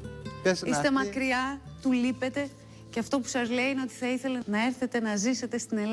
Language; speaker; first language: Greek; native; Greek